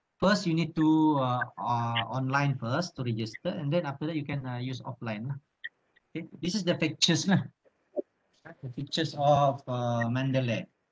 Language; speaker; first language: English; non-native, local second language; Malay